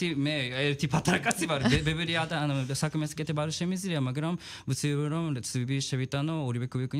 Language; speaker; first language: Georgian; non-native, fluent; Japanese